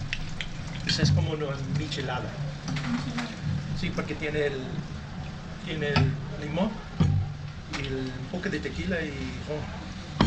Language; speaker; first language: Spanish; non-native, learner; English